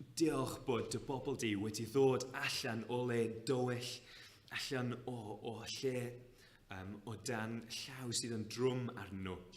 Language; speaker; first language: Welsh; native; Welsh